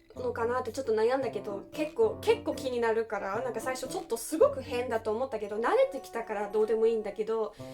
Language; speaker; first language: Japanese; non-native, fluent; German